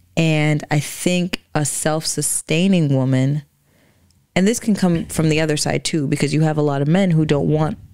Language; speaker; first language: English; native; English